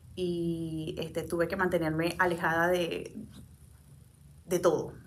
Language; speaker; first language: Spanish; native; Spanish